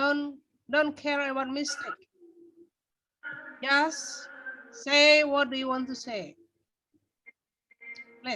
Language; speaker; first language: English; non-native, fluent; Indonesian